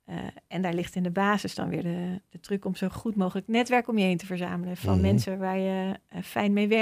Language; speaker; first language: Dutch; native; Dutch